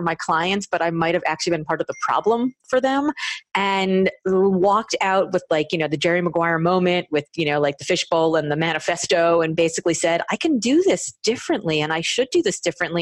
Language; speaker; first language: English; native; English